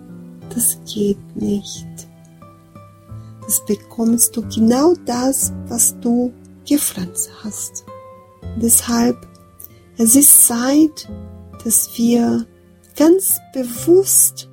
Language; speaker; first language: German; non-native, fluent; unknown